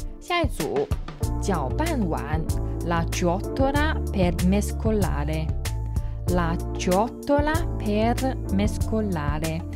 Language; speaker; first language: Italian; non-native, fluent; Chinese